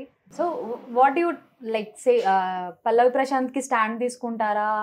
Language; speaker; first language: Telugu; native; Telugu